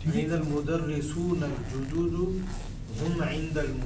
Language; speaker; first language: Arabic; non-native, learner; Urdu